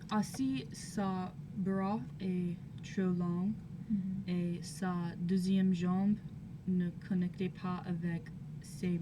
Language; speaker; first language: French; non-native, learner; English